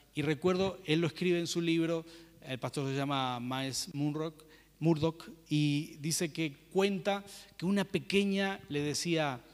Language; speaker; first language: Spanish; native; Spanish